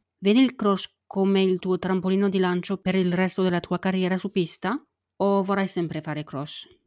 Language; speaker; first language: Italian; non-native, fluent; French